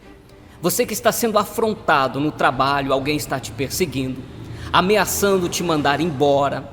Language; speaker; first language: Portuguese; native; Portuguese